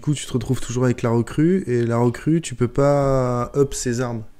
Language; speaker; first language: French; native; French